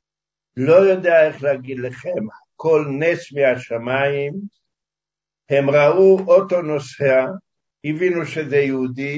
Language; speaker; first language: Hebrew; early bilingual, other home language; Hungarian